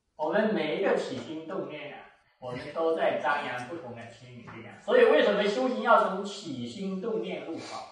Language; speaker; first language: Chinese; native; Chinese